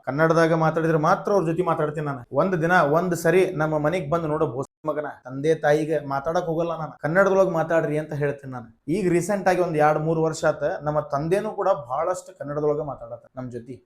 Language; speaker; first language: Kannada; non-native, local second language; Marathi